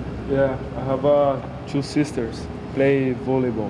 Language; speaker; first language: English; non-native, learner; Portuguese